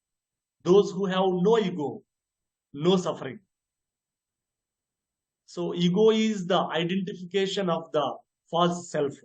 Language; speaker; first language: English; non-native, local second language; Telugu